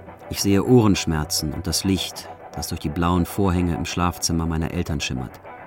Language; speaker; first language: German; native; German